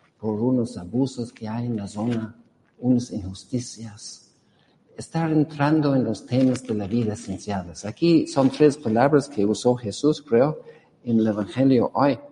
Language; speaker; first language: Spanish; non-native, fluent; English